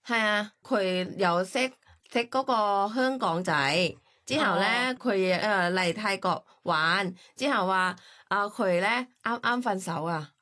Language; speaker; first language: Cantonese; non-native, learner; Thai